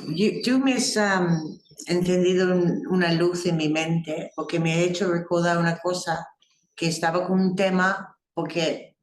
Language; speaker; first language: Spanish; non-native, fluent; English